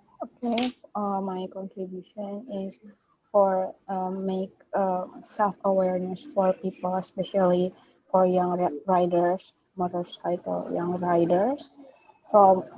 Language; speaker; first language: English; non-native, learner; Indonesian